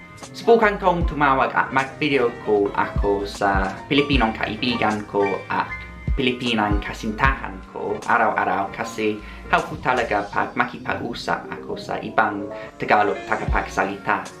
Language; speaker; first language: Filipino; non-native, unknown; English